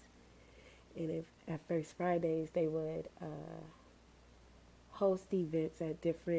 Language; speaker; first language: English; native; English